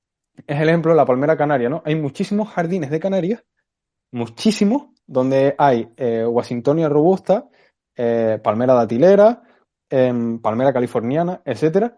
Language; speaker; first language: Spanish; native; Spanish